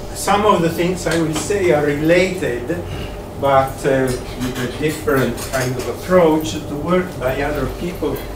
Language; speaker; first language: English; non-native, fluent; Italian